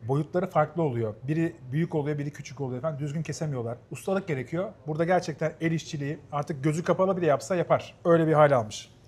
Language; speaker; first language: Turkish; native; Turkish